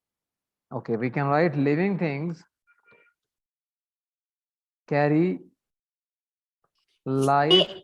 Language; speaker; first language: English; non-native, learner; Arabic